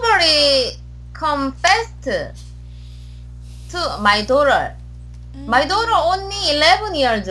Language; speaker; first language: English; non-native, learner; Korean